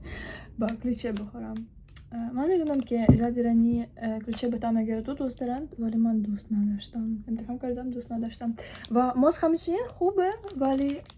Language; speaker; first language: Persian; non-native, learner; Ukrainian